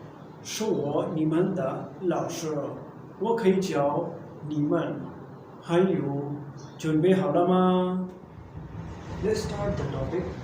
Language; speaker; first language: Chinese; non-native, learner; Urdu